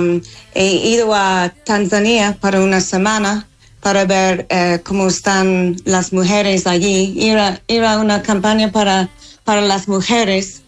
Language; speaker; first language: Spanish; non-native, fluent; English